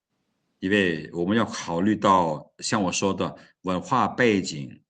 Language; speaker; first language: Chinese; non-native, fluent; Lao